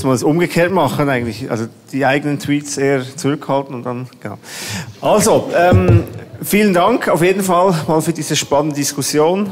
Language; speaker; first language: German; native; German